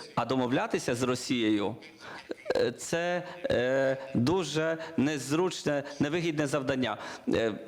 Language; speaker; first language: Ukrainian; non-native, learner; Polish